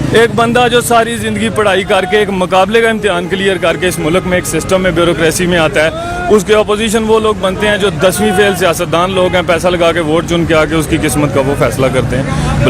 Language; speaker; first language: Urdu; non-native, local second language; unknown